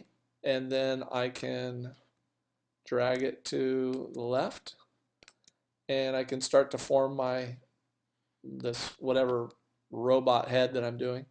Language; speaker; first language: English; native; English